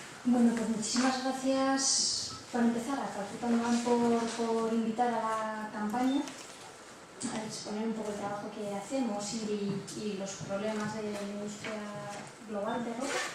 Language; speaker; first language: Spanish; native; Spanish